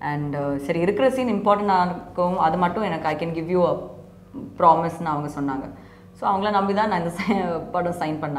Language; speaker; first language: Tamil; non-native, fluent; Malayalam